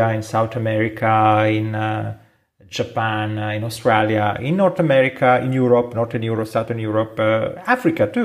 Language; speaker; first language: English; non-native, fluent; Italian